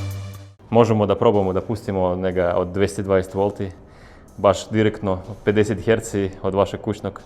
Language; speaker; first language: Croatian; non-native, fluent; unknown